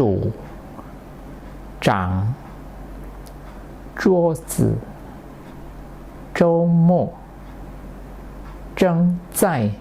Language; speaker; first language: Chinese; non-native, fluent; Indonesian